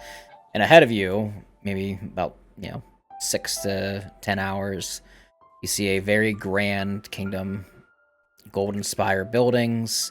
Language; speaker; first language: English; native; English